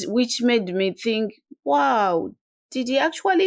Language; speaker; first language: English; non-native, local second language; Shona